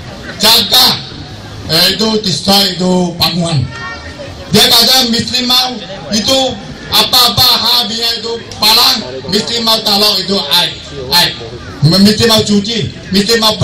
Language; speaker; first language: Indonesian; non-native, local second language; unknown